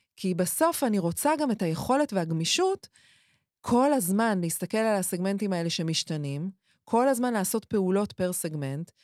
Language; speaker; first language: Hebrew; native; Hebrew